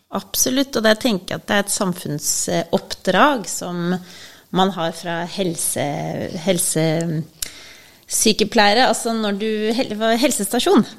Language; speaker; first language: Norwegian; native; Norwegian